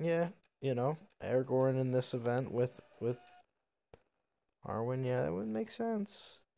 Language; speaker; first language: English; native; English